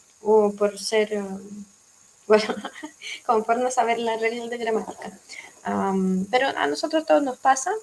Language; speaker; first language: Spanish; non-native, fluent; Russian